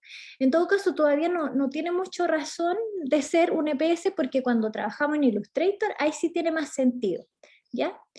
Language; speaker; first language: Spanish; native; Spanish